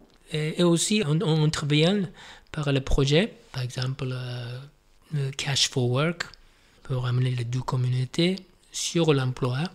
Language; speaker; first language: French; non-native, fluent; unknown